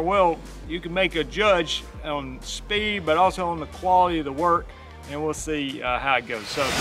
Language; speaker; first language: English; native; English